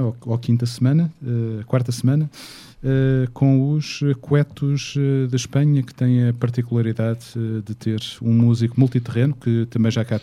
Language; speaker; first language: Portuguese; native; Portuguese